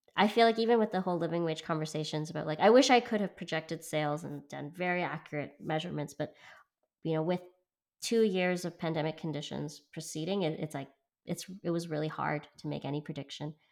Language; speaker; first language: English; native; English